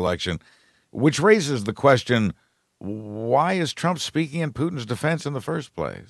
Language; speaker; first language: English; native; English